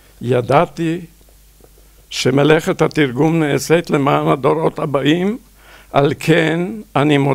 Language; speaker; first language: Hebrew; non-native, fluent; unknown